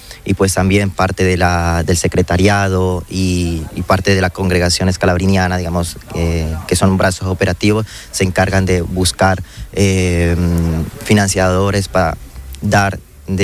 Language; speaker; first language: Spanish; native; Spanish